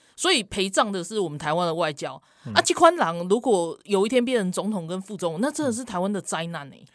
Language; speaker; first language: Chinese; native; Chinese